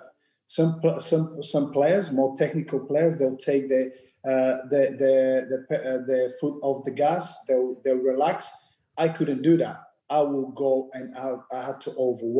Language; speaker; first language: English; non-native, fluent; Bulgarian